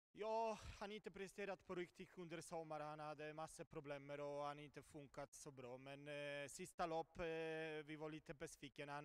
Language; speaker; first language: Swedish; non-native, fluent; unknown